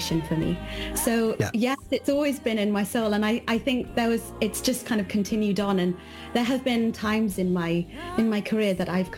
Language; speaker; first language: English; native; English